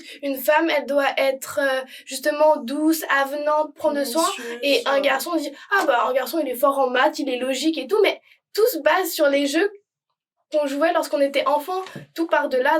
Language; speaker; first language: French; native; French